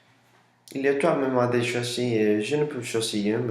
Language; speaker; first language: French; non-native, learner; Spanish